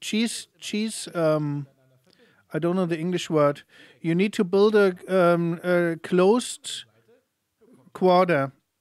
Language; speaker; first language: English; non-native, fluent; German